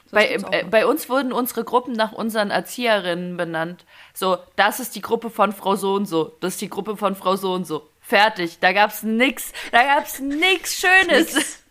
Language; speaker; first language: German; early bilingual, other home language; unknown